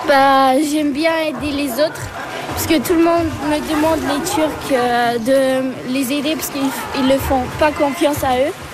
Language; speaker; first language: French; early bilingual, other home language; Turkish